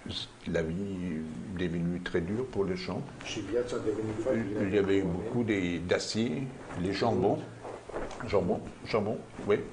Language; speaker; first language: French; non-native, learner; German